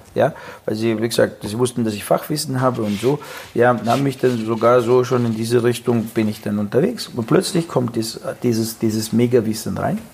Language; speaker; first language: German; non-native, fluent; Russian